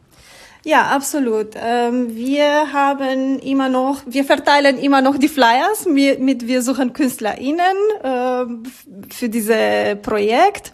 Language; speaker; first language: German; non-native, learner; Romanian